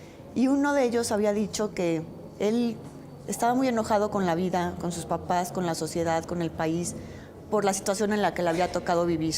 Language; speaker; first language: Spanish; native; Spanish